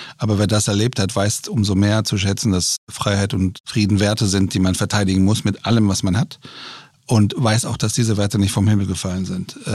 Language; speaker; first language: German; early bilingual, other home language; Persian